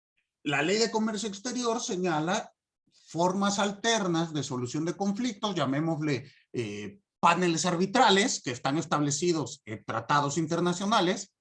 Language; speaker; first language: Spanish; native; Spanish